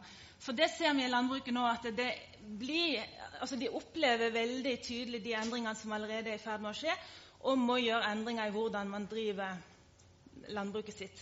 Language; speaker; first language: Norwegian; native; Norwegian